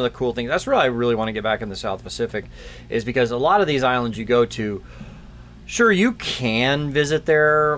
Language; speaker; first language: English; native; English